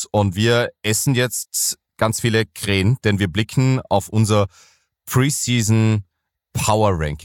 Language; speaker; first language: German; native; German